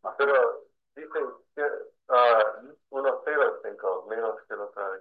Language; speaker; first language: Spanish; non-native, fluent; English